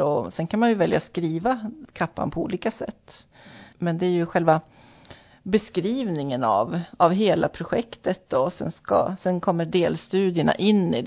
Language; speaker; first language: Swedish; native; Swedish